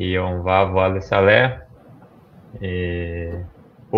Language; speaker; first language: French; non-native, fluent; Portuguese